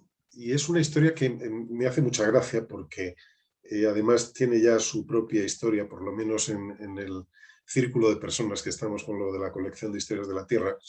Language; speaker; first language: Spanish; native; Spanish